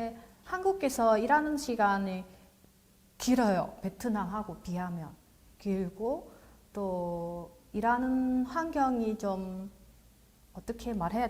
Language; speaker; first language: Korean; non-native, fluent; Vietnamese